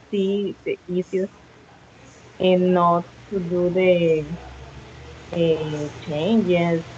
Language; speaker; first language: English; non-native, learner; Spanish